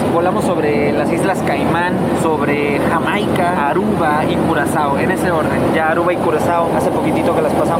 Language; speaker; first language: Spanish; native; Spanish